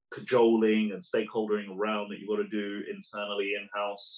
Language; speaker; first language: English; early bilingual, other home language; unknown